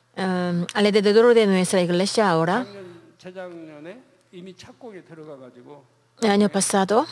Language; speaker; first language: Spanish; non-native, fluent; Korean